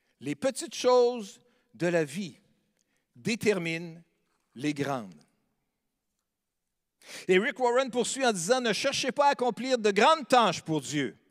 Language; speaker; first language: French; native; French